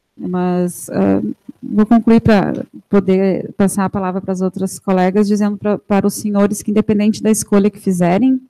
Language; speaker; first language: Portuguese; native; Portuguese